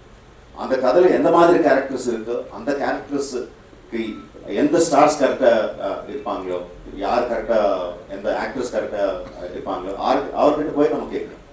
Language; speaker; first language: Tamil; non-native, fluent; Telugu